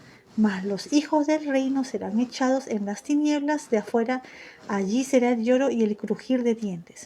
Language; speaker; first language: Spanish; native; Spanish